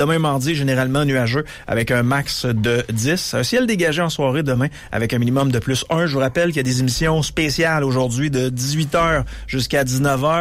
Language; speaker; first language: French; native; French